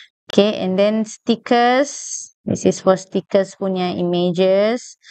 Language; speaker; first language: English; non-native, local second language; Malay